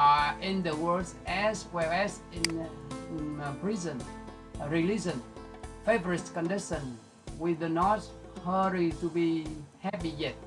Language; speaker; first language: English; non-native, local second language; Vietnamese